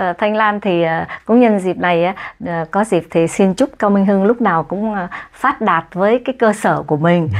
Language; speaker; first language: Vietnamese; native; Vietnamese